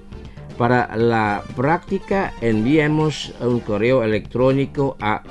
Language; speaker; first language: Spanish; non-native, fluent; Indonesian